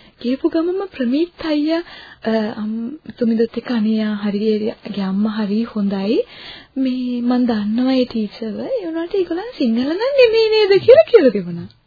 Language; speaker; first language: Sinhala; non-native, local second language; Tamil